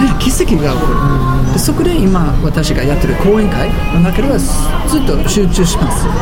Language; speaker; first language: Japanese; non-native, fluent; Swedish